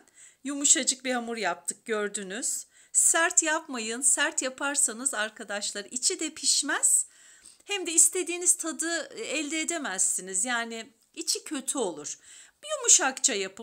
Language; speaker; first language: Turkish; native; Turkish